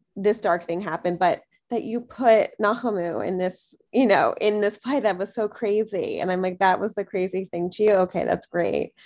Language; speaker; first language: English; native; English